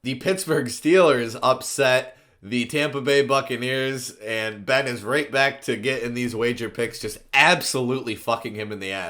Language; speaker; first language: English; native; English